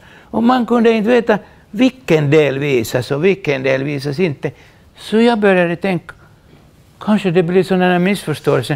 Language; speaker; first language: Swedish; non-native, local second language; Finnish